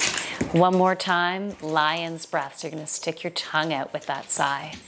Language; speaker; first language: English; native; English